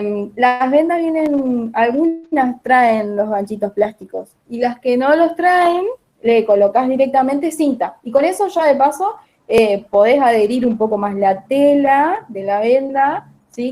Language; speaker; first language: Spanish; native; Spanish